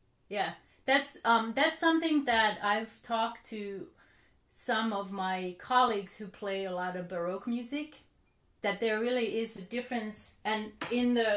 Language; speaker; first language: English; non-native, fluent; Finnish